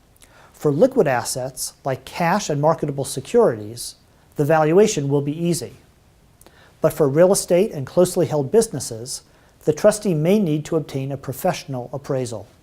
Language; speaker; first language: English; native; English